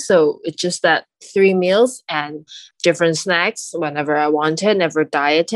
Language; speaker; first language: English; non-native, local second language; Cantonese